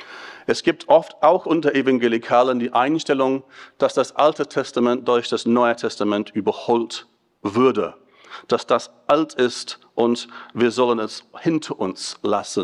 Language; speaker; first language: German; non-native, fluent; English